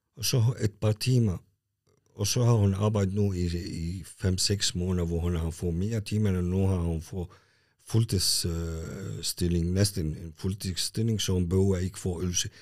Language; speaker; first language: Danish; non-native, fluent; Arabic